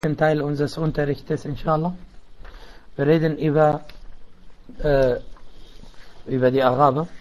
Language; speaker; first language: German; non-native, local second language; Arabic